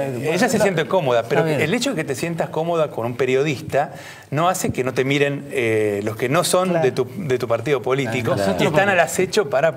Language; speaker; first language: Spanish; native; Spanish